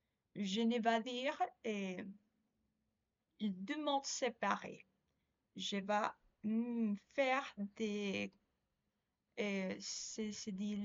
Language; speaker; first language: French; non-native, learner; Spanish